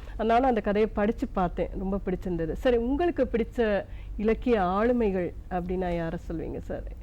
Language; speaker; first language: Tamil; native; Tamil